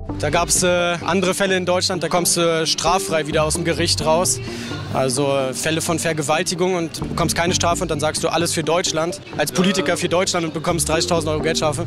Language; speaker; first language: German; native; German